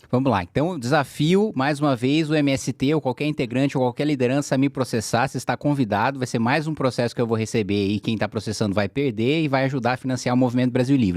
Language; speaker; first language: Portuguese; native; Portuguese